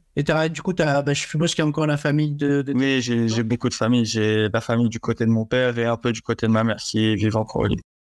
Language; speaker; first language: French; native; French